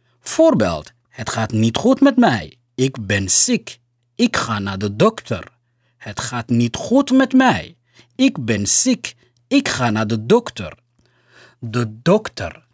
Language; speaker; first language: Dutch; non-native, learner; Somali